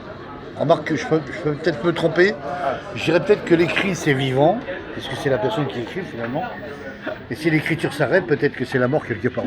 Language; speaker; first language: French; native; French